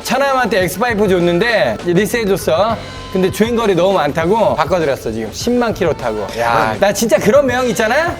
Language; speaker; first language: Korean; native; Korean